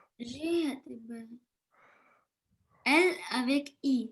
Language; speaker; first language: French; non-native, learner; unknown